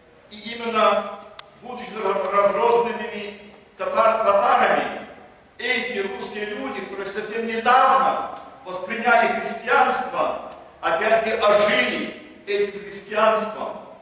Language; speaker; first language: Russian; early bilingual, heritage; Russian